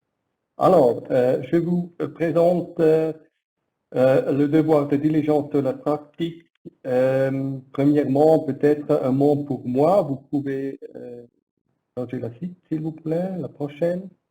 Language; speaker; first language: French; non-native, learner; German